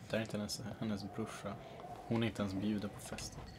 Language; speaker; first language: Swedish; native; Swedish